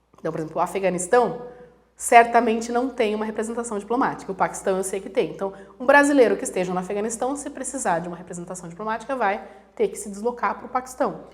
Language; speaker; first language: Portuguese; native; Portuguese